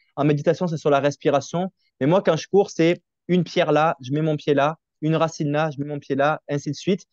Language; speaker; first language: French; native; French